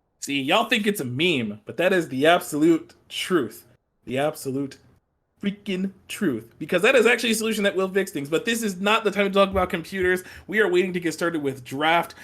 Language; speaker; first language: English; native; English